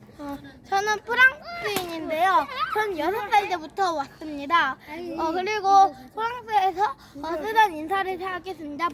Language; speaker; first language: Korean; early bilingual, other home language; French